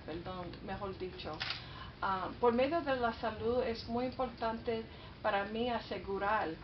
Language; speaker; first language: Spanish; early bilingual, heritage; Spanish